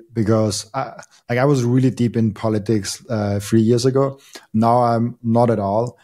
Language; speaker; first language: English; non-native, fluent; German